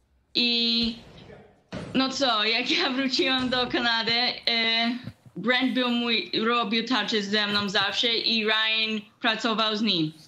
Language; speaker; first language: Polish; early bilingual, heritage; Polish